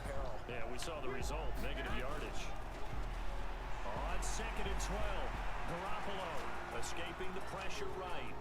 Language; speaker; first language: English; native; English